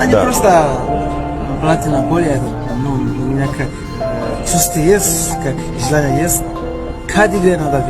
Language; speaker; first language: Russian; non-native, learner; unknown